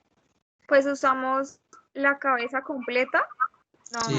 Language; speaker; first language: Spanish; native; Spanish